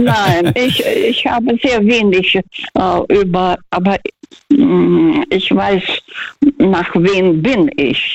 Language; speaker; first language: German; non-native, fluent; Russian